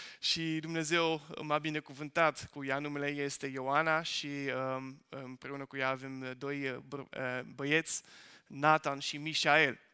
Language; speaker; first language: Romanian; non-native, fluent; Dutch